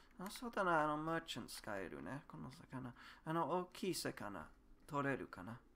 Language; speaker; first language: Japanese; non-native, learner; English